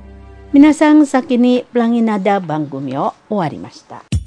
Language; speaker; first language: Japanese; non-native, learner; Indonesian